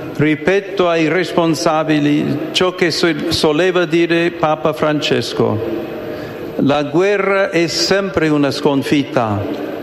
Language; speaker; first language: Italian; non-native, fluent; English